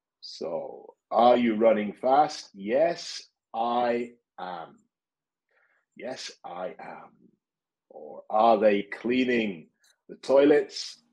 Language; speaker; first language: English; native; English